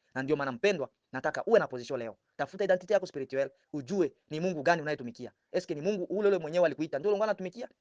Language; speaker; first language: Swahili; native; Swahili